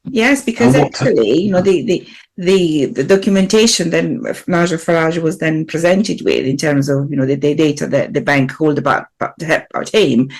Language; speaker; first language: English; non-native, fluent; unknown